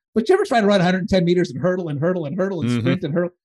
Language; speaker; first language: English; native; English